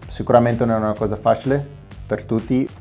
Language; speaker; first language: Italian; non-native, fluent; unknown